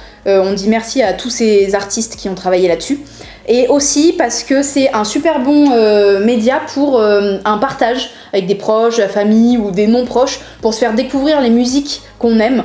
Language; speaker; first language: French; native; French